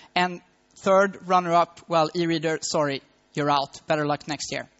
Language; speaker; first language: English; non-native, fluent; Swedish